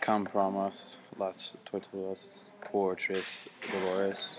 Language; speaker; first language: Spanish; non-native, learner; English